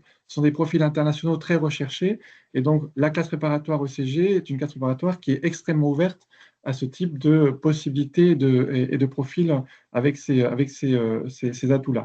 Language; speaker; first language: French; native; French